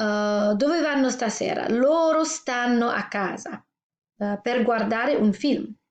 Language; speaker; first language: Italian; non-native, fluent; English